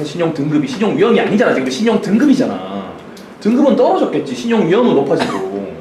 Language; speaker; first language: Korean; native; Korean